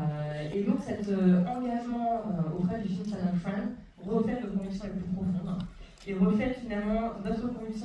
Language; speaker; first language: French; native; French